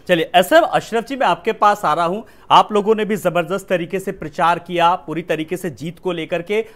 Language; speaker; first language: Hindi; native; Hindi